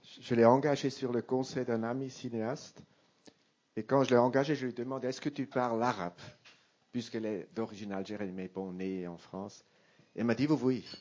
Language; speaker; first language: French; non-native, local second language; Italian